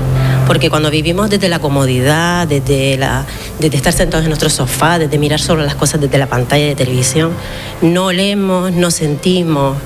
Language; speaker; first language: Spanish; native; Spanish